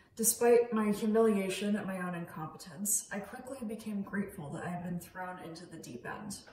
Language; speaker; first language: English; native; English